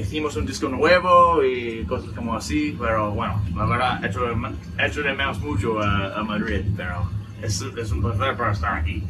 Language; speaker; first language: Spanish; non-native, learner; English